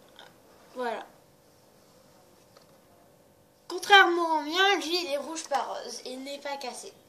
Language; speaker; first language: French; native; French